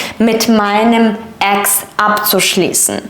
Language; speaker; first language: German; non-native, fluent; Ukrainian